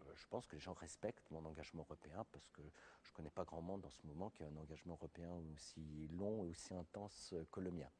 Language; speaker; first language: French; native; French